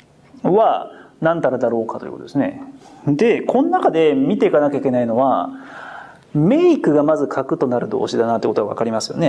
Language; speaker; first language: Japanese; native; Japanese